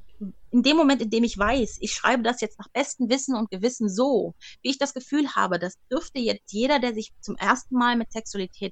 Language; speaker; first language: German; native; German